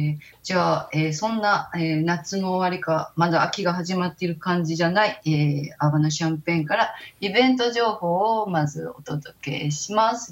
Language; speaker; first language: Japanese; native; Japanese